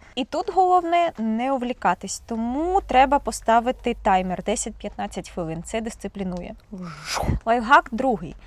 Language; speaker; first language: Ukrainian; native; Ukrainian